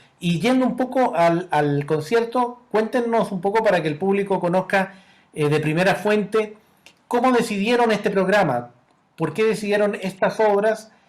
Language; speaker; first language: Spanish; native; Spanish